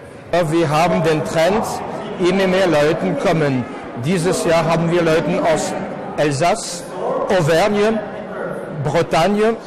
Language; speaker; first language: German; non-native, fluent; French